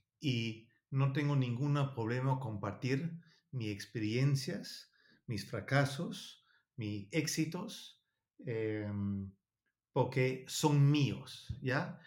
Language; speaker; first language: Spanish; non-native, learner; Danish